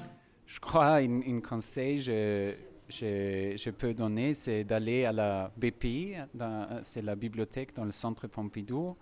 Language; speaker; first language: French; non-native, fluent; German